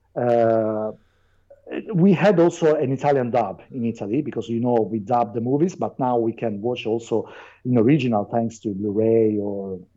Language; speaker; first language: English; non-native, fluent; Italian